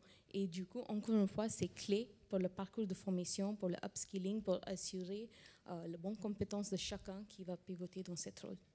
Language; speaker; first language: French; non-native, fluent; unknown